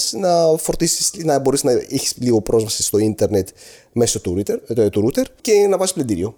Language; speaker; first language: Greek; non-native, fluent; Arabic